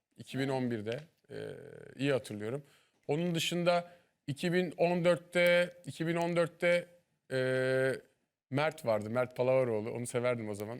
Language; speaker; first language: Turkish; native; Turkish